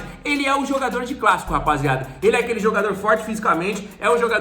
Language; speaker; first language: Portuguese; native; Portuguese